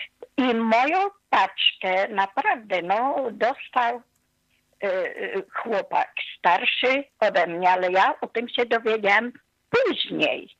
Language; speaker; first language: Polish; non-native, fluent; Hungarian